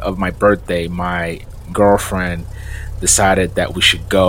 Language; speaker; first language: English; non-native, local second language; Yoruba